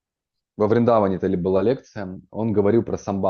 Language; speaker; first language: Russian; native; Russian